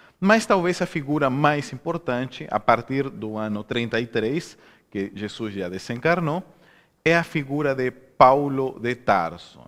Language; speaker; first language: Portuguese; non-native, fluent; Spanish